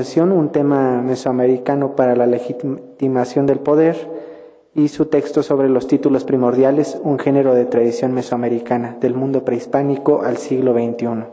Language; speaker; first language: Spanish; native; Spanish